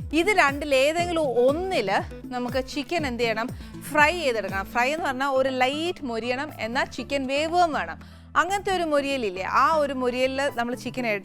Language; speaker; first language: Malayalam; native; Malayalam